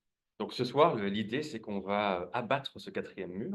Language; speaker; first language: French; native; French